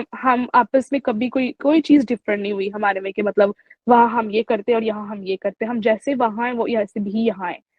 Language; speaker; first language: Urdu; native; Urdu